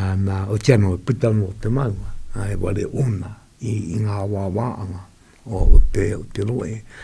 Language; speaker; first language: Māori; native; Māori